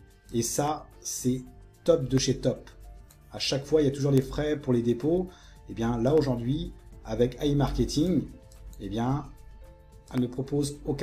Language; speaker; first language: French; native; French